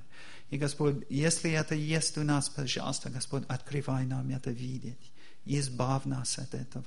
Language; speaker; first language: Russian; non-native, fluent; English